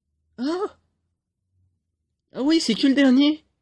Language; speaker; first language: French; native; French